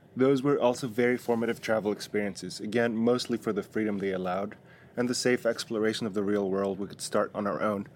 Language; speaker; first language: English; non-native, fluent; Greek